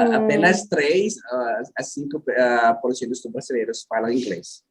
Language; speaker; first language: Portuguese; non-native, learner; Filipino